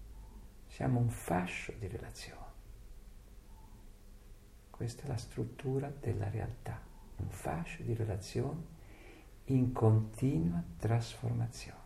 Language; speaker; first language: Italian; native; Italian